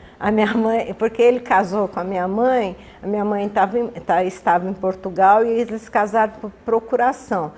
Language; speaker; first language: Portuguese; early bilingual, other home language; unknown